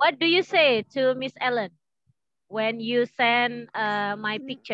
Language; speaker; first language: English; non-native, learner; Indonesian